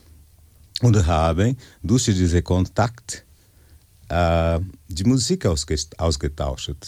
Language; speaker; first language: German; non-native, fluent; Portuguese